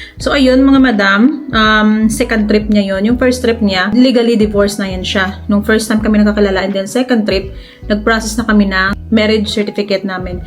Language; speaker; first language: Filipino; native; Filipino